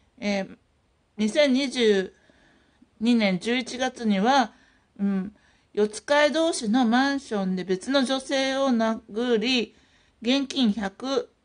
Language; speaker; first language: Japanese; native; Japanese